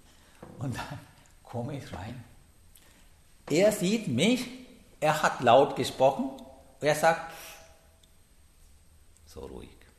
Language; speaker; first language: German; non-native, learner; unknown